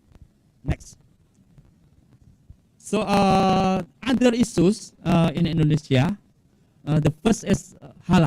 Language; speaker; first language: English; non-native, fluent; Indonesian